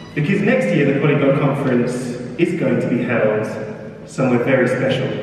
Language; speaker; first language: English; native; English